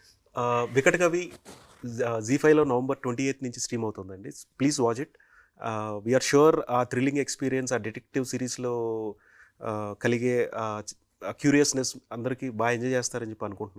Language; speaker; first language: Telugu; native; Telugu